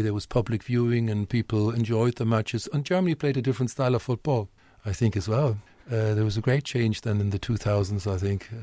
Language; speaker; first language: English; non-native, fluent; German